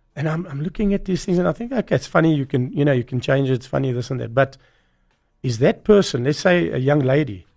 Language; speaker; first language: English; native; English